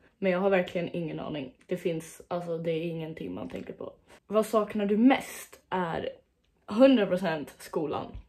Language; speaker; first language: Swedish; native; Swedish